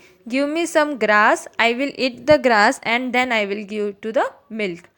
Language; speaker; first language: English; non-native, local second language; Gujarati